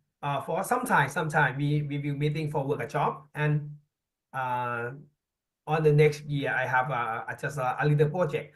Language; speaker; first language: English; non-native, learner; Thai